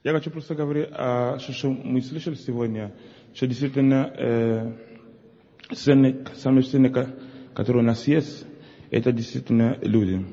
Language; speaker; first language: Russian; non-native, local second language; Ukrainian